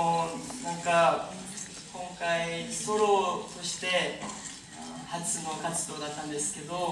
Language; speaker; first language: Japanese; non-native, fluent; Korean